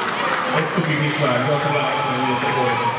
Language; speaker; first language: Hungarian; native; Hungarian